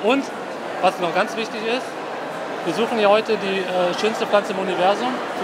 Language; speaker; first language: German; native; German